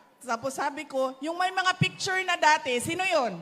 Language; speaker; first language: Filipino; non-native, local second language; Cebuano